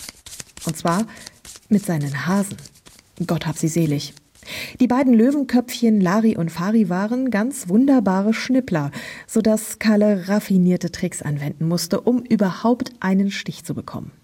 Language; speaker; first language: German; native; German